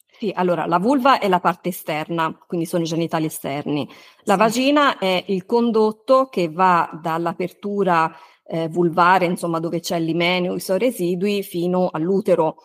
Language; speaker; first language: Italian; native; Italian